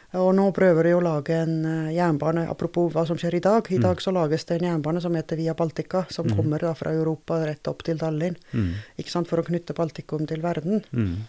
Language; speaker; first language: Norwegian; non-native, fluent; Estonian